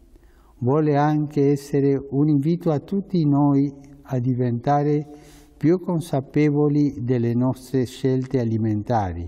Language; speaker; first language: Italian; non-native, fluent; Spanish